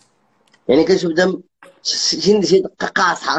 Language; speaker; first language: Arabic; native; Arabic